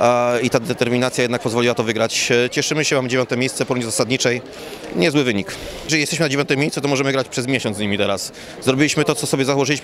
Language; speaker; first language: Polish; native; Polish